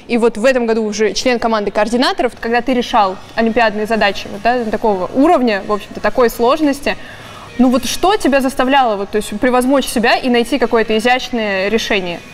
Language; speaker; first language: Russian; native; Russian